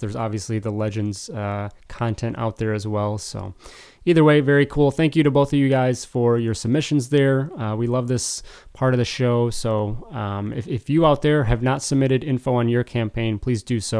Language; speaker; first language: English; native; English